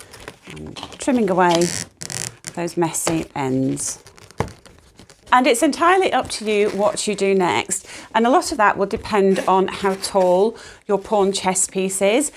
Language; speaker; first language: English; native; English